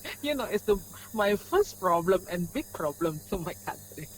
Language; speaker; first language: English; non-native, learner; Indonesian